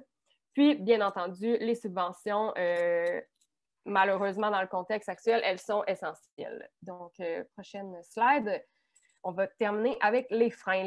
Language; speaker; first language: French; native; French